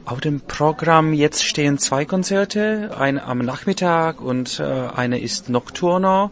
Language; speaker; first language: German; non-native, learner; Czech